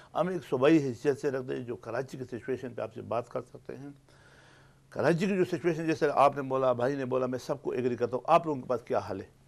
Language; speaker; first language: Urdu; non-native, local second language; Pashto